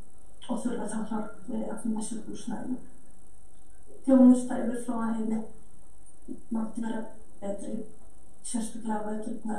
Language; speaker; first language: Icelandic; non-native, fluent; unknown